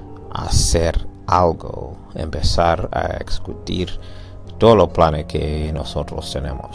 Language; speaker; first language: Spanish; non-native, learner; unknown